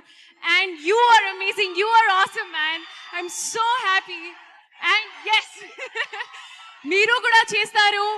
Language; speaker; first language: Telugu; non-native, learner; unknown